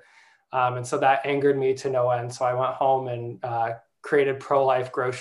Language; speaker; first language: English; native; English